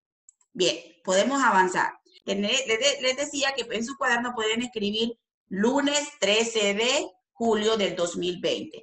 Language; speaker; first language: Spanish; native; Spanish